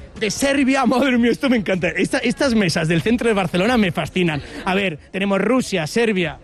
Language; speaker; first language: Spanish; native; Spanish